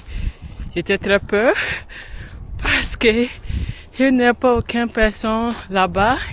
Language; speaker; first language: French; non-native, learner; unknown